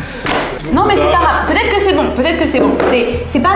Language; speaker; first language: French; native; French